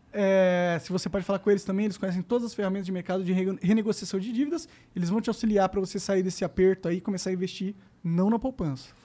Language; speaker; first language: Portuguese; native; Portuguese